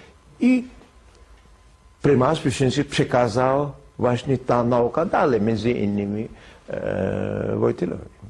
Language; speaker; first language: Polish; non-native, learner; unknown